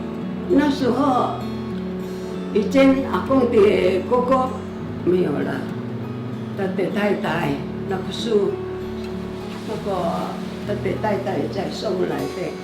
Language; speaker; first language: Chinese; non-native, local second language; Amis